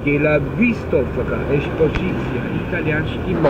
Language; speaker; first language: Russian; non-native, learner; Italian